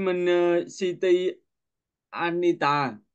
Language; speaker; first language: Korean; non-native, learner; Vietnamese